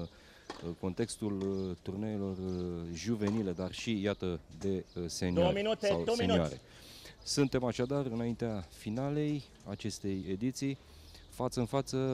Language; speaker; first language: Romanian; native; Romanian